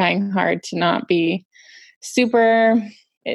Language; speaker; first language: English; native; English